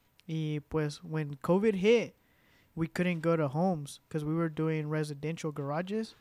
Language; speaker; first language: English; early bilingual, other home language; Spanish